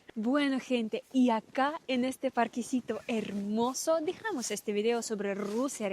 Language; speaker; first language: Spanish; non-native, learner; Russian